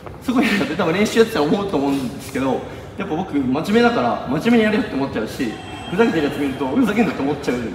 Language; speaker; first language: Japanese; native; Japanese